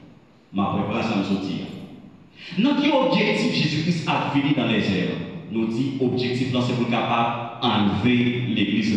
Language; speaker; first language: French; non-native, local second language; Haitian Creole